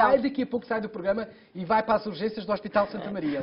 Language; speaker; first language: Portuguese; native; Portuguese